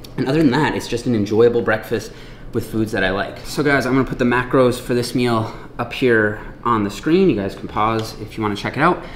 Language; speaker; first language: English; native; English